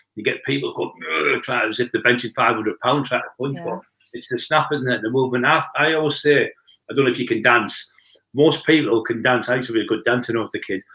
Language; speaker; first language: English; native; English